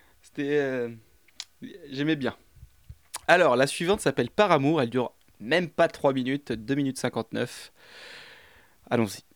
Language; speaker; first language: French; native; French